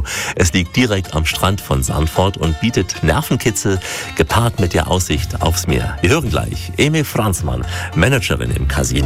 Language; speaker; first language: German; native; German